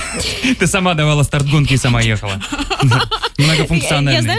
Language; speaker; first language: Russian; native; Russian